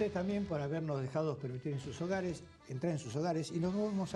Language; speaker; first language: Spanish; native; Spanish